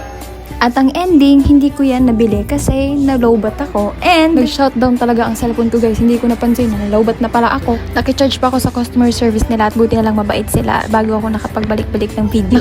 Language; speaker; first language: Filipino; native; Filipino